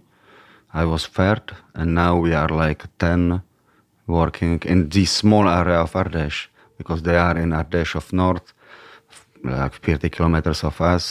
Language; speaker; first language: English; non-native, learner; Czech